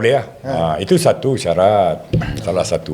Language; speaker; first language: Malay; native; Malay